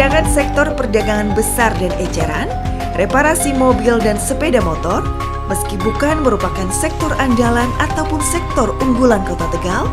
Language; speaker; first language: Indonesian; native; Indonesian